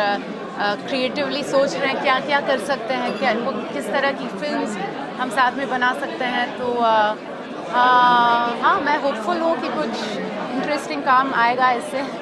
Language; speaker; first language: Hindi; non-native, local second language; French